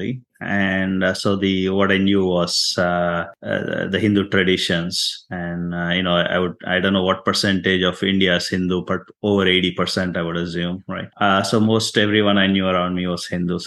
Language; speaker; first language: English; non-native, local second language; Tamil